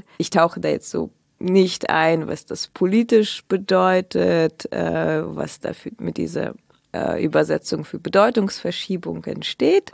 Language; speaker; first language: German; early bilingual, other home language; Russian